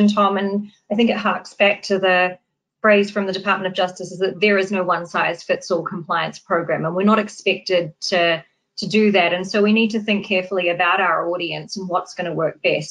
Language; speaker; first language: English; native; English